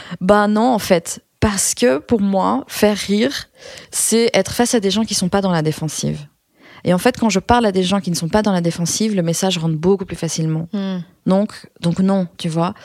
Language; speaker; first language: French; early bilingual, other home language; Persian